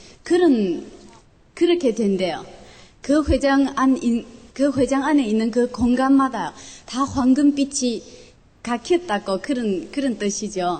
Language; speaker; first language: Korean; non-native, local second language; Chinese